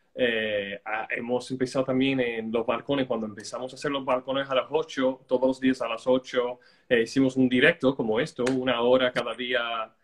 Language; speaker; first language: Spanish; non-native, fluent; English